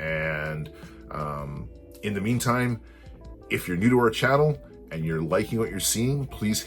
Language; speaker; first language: English; native; English